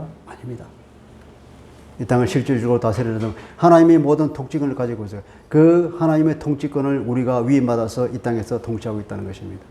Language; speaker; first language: Korean; native; Korean